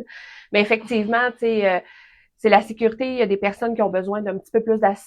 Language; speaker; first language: French; native; French